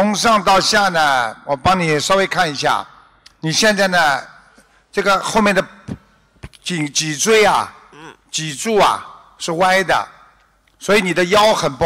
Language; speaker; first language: Chinese; native; Chinese